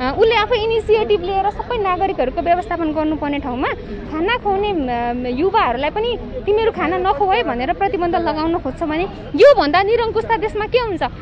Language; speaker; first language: Nepali; native; Nepali